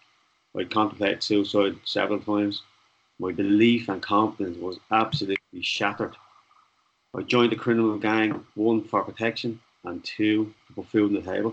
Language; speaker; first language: English; native; English